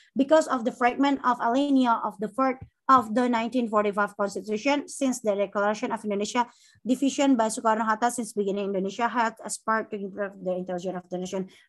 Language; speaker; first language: English; non-native, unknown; Indonesian